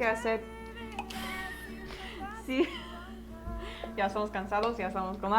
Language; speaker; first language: Spanish; early bilingual, heritage; Spanish